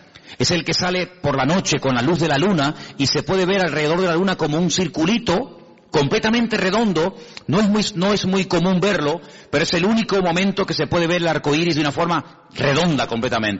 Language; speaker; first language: Spanish; native; Spanish